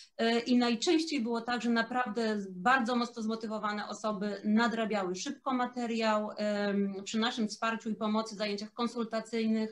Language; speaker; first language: Polish; native; Polish